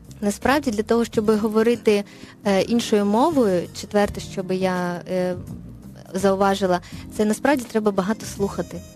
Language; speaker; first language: Ukrainian; non-native, local second language; Russian